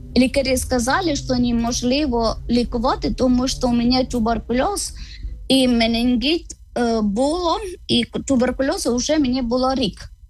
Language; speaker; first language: Ukrainian; non-native, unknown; Malayalam